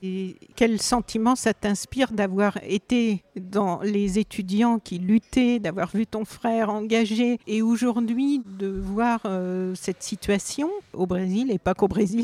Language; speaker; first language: French; native; French